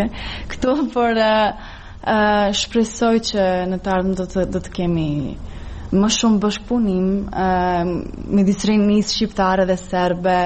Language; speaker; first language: Albanian; non-native, fluent; Serbian